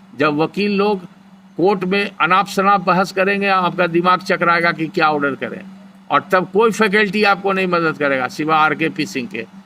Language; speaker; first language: Hindi; native; Hindi